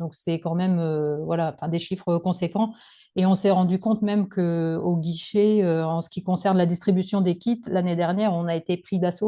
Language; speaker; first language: French; native; French